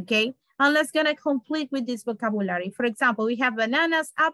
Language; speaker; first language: English; non-native, learner; Spanish